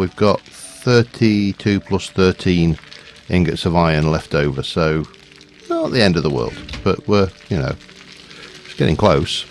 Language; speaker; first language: English; native; English